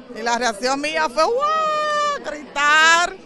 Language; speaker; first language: Spanish; native; Spanish